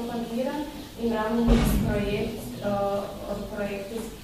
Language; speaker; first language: German; non-native, fluent; Slovak